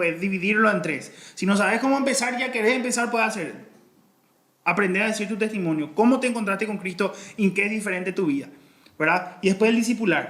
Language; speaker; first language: Spanish; native; Spanish